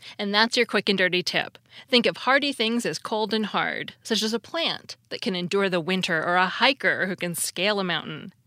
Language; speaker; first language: English; native; English